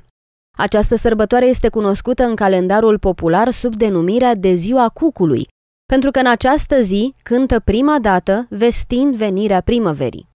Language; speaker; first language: Romanian; native; Romanian